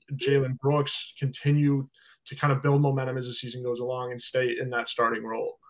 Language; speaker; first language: English; native; English